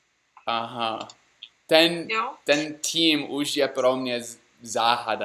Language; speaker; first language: Czech; non-native, learner; English